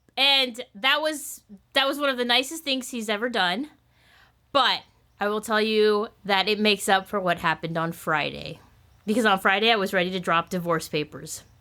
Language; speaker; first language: English; native; English